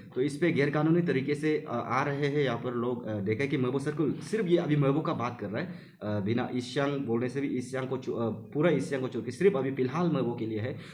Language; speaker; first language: Hindi; non-native, local second language; Adi